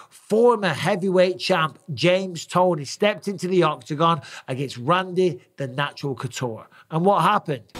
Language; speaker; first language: English; native; English